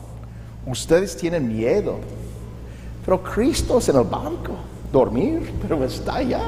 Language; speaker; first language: Spanish; non-native, learner; English